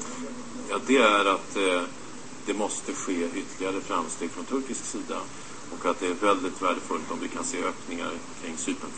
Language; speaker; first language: Swedish; native; Swedish